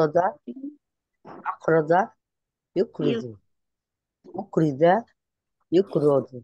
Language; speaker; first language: Arabic; non-native, learner; Bangla